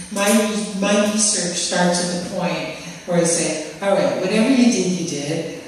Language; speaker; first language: English; native; English